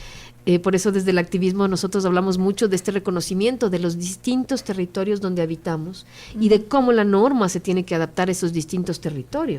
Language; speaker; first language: Spanish; native; Spanish